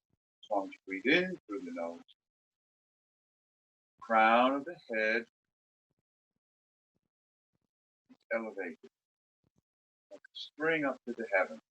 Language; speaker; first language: English; native; English